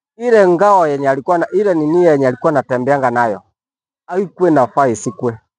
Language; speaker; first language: Swahili; non-native, local second language; Gusii